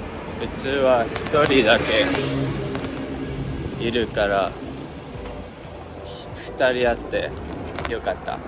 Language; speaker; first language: Japanese; non-native, learner; English